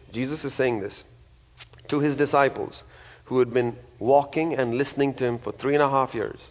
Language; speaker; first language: English; non-native, local second language; Malayalam